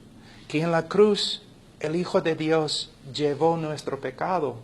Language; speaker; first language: Spanish; non-native, fluent; English